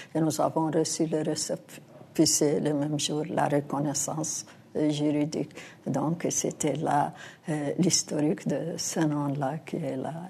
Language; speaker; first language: French; non-native, local second language; Arabic